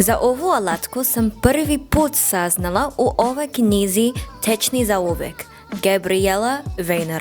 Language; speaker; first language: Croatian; non-native, learner; English